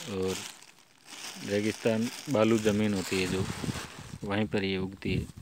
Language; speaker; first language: Hindi; native; Hindi